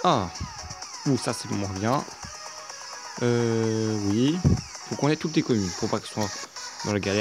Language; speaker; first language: French; native; French